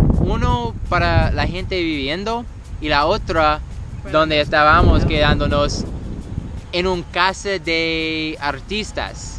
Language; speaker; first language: Spanish; non-native, learner; English